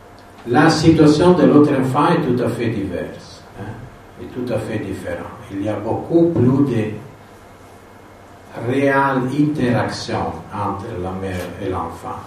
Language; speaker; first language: French; non-native, fluent; Italian